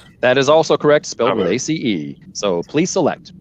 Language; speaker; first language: English; native; English